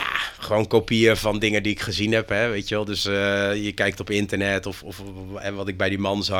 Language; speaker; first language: Dutch; native; Dutch